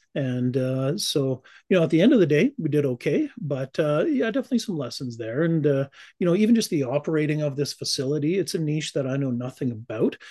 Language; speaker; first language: English; native; English